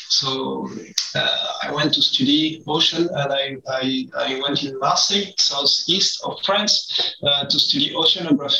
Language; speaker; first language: English; non-native, learner; French